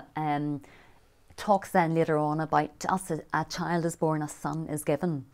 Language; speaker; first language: English; native; English